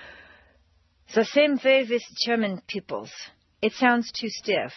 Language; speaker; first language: English; native; English